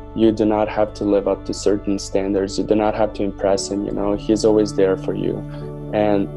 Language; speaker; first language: English; non-native, fluent; Serbian